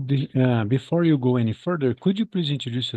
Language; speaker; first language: English; non-native, fluent; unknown